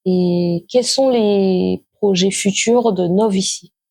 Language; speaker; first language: French; native; French